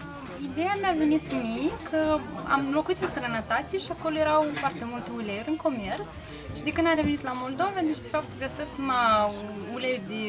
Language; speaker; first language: Romanian; native; Romanian